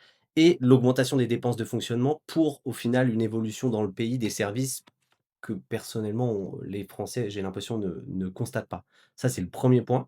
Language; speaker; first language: French; native; French